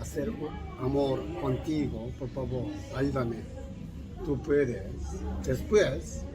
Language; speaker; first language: Spanish; non-native, learner; Korean